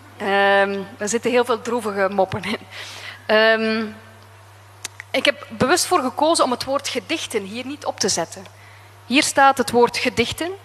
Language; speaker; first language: Dutch; native; Dutch